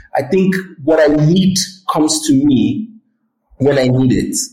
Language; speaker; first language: English; non-native, local second language; Yoruba